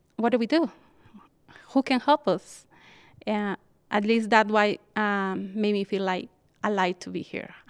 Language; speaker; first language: English; non-native, fluent; Spanish